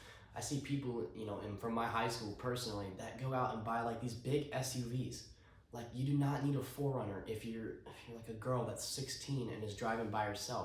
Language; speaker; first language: English; native; English